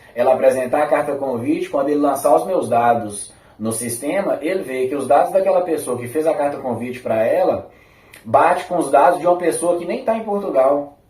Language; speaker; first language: Portuguese; native; Portuguese